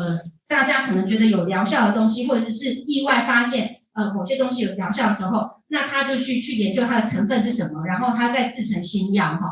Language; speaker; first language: Chinese; native; Chinese